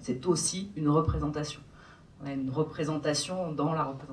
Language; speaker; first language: French; native; French